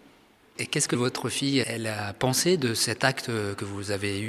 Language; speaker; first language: French; native; French